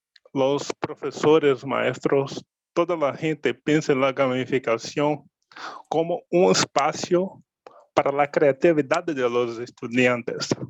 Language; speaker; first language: Spanish; non-native, learner; Portuguese